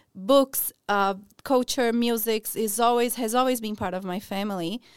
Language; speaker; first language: English; non-native, fluent; Portuguese